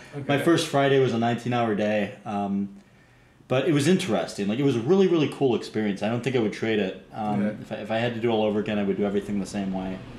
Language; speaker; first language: English; native; English